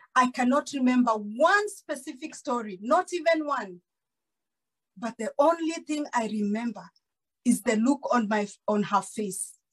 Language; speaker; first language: English; non-native, local second language; Kikuyu